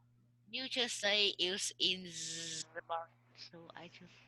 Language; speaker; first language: English; non-native, learner; Vietnamese